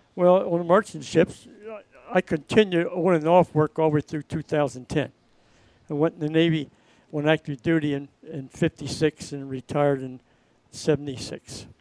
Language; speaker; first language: English; native; English